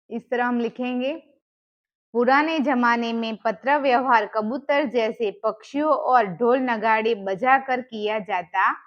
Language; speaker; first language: Hindi; non-native, local second language; Gujarati